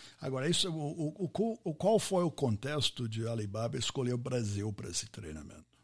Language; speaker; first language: Portuguese; non-native, fluent; English